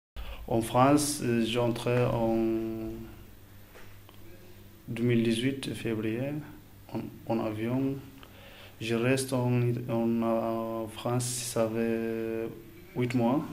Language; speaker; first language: French; non-native, learner; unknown